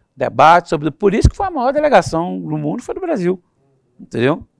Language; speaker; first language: Portuguese; native; Portuguese